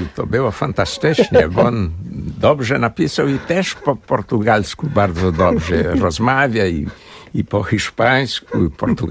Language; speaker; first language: Polish; early bilingual, heritage; Portuguese